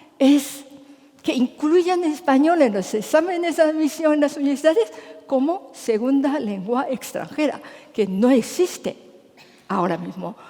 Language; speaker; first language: Spanish; non-native, fluent; Japanese